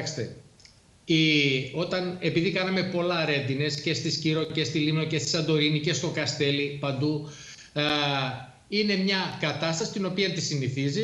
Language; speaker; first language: Greek; native; Greek